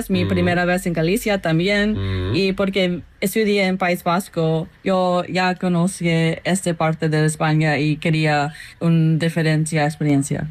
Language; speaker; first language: Spanish; non-native, learner; English